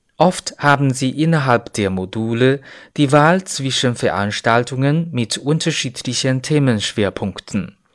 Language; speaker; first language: German; non-native, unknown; Chinese